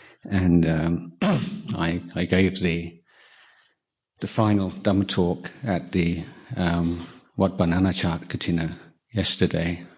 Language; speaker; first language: English; native; English